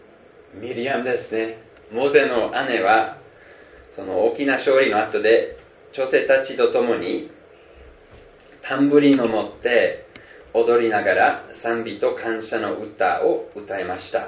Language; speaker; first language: Japanese; non-native, fluent; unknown